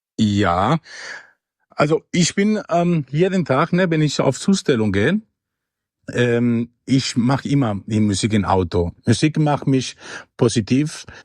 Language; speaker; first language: German; non-native, learner; Spanish